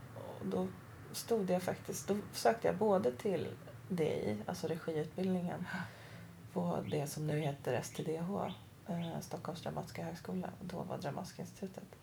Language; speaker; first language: Swedish; early bilingual, other home language; Persian